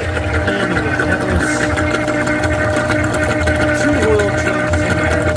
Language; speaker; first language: English; native; English